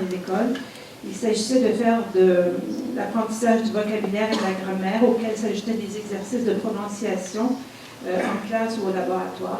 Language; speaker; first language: French; native; French